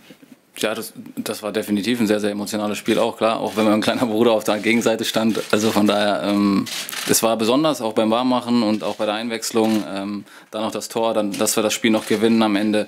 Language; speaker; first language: German; native; German